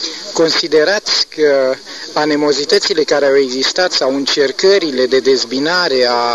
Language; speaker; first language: Romanian; native; Romanian